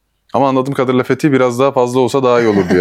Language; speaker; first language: Turkish; native; Turkish